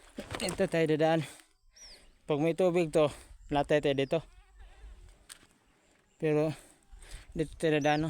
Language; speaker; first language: Filipino; non-native, local second language; Cebuano